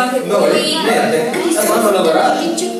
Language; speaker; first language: Italian; non-native, learner; Urdu